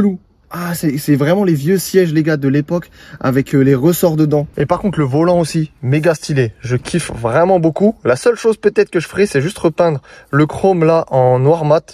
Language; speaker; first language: French; native; French